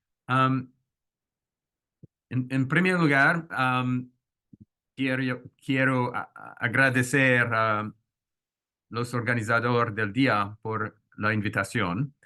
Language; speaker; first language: Spanish; non-native, fluent; French